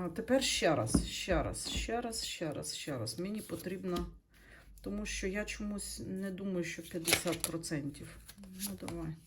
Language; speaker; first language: Ukrainian; non-native, local second language; Russian